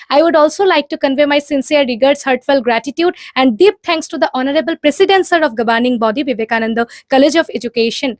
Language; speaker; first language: English; non-native, local second language; Bangla